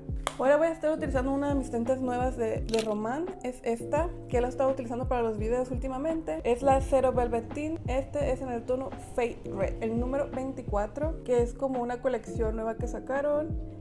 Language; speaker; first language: Spanish; native; Spanish